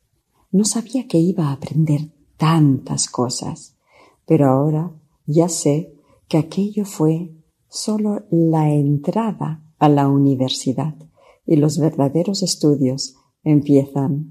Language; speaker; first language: Spanish; non-native, fluent; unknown